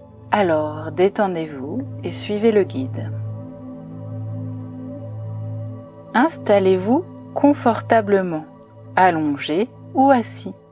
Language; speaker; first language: French; native; French